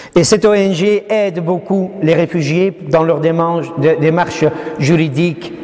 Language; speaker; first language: French; non-native, fluent; Syriac